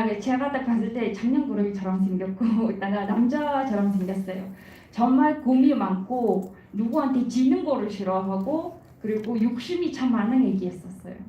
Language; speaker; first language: Korean; non-native, fluent; Mongolian